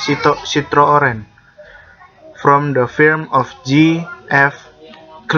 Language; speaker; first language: English; non-native, learner; Indonesian